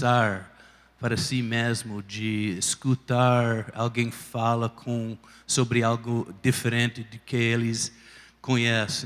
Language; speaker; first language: Portuguese; non-native, fluent; English